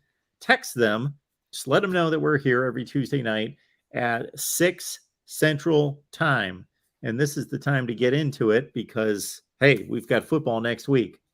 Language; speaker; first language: English; native; English